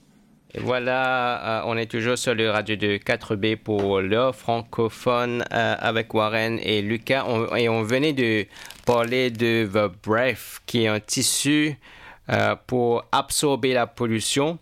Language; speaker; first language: French; non-native, fluent; English